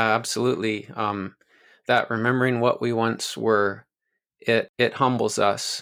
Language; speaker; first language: English; native; English